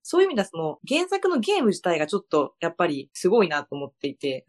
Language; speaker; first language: Japanese; early bilingual, other home language; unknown